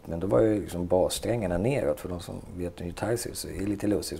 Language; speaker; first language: Swedish; native; Swedish